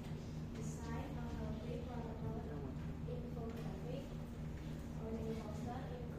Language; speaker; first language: English; non-native, learner; Indonesian